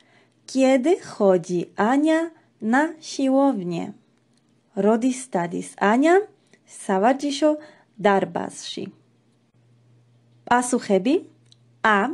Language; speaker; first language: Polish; non-native, fluent; Georgian